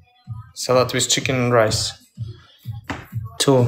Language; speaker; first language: English; non-native, learner; Russian